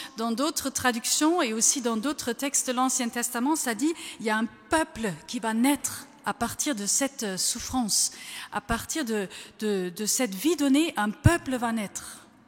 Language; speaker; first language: French; non-native, fluent; German